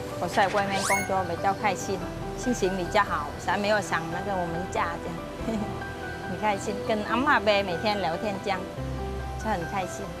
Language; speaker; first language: Chinese; non-native, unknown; Vietnamese